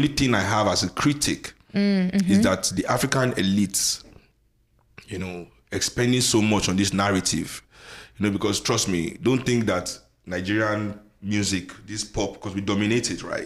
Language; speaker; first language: English; non-native, local second language; Yoruba